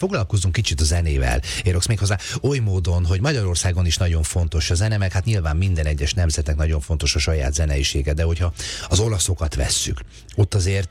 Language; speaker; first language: Hungarian; native; Hungarian